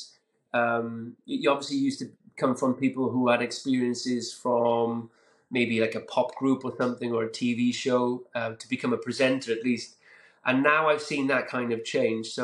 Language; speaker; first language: English; native; English